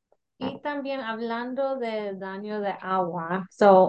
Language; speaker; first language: Spanish; early bilingual, heritage; English